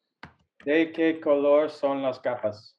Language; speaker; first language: Spanish; non-native, learner; English